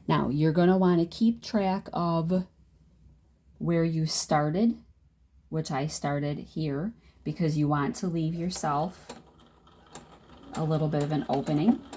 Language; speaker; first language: English; native; English